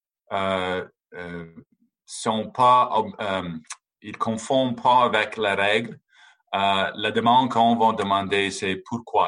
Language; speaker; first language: French; non-native, fluent; English